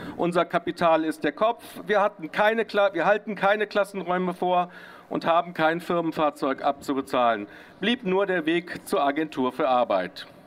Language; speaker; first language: German; native; German